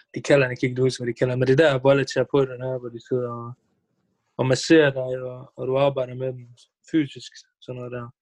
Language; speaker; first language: Danish; early bilingual, other home language; Bosnian